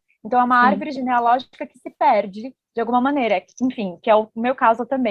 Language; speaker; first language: Portuguese; native; Portuguese